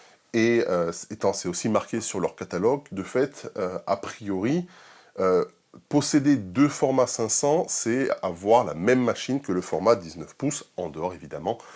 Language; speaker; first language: French; native; French